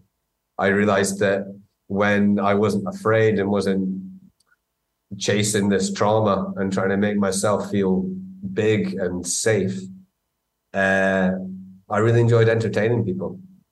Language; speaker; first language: English; native; English